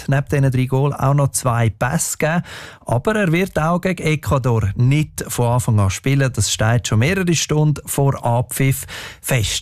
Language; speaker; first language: German; native; German